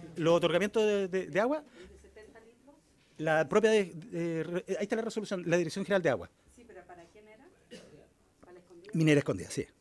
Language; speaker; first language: Spanish; native; Spanish